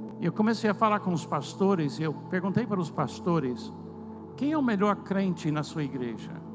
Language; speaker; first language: Portuguese; non-native, fluent; English